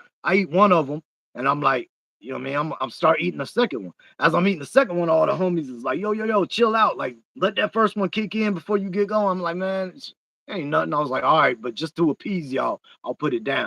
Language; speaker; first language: English; native; English